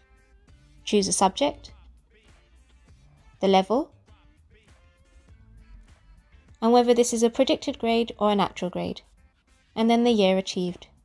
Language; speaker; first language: English; native; English